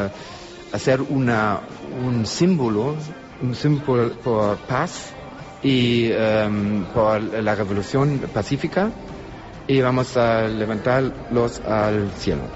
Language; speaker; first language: Spanish; non-native, fluent; German